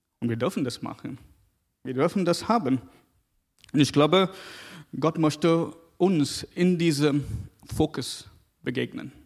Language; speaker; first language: German; non-native, fluent; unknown